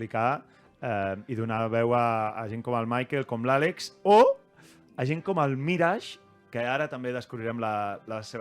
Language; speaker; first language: Catalan; native; Catalan